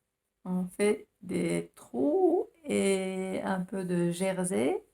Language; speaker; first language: French; non-native, fluent; Finnish